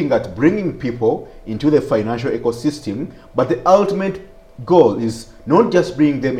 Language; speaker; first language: English; non-native, local second language; Ganda